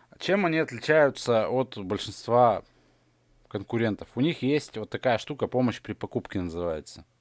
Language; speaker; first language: Russian; native; Russian